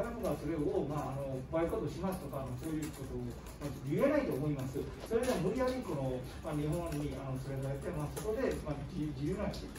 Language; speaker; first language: Japanese; non-native, fluent; Burmese